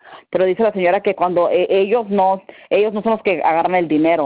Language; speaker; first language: Spanish; early bilingual, heritage; Spanish